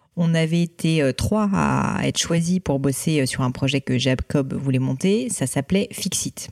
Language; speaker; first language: French; native; French